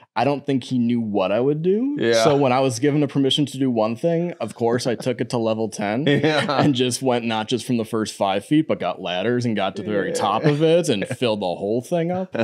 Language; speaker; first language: English; native; English